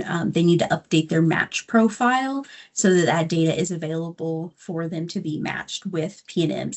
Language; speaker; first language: English; native; English